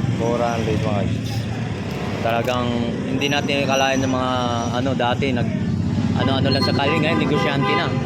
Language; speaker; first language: Filipino; native; Filipino